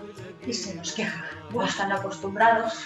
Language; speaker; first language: Spanish; native; Spanish